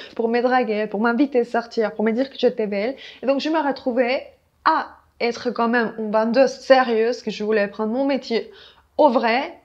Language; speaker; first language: French; non-native, fluent; Spanish